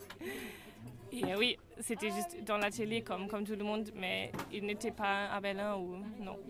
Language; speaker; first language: French; non-native, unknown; German